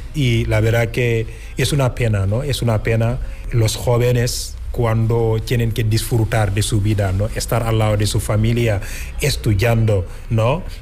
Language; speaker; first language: Spanish; non-native, fluent; Wolof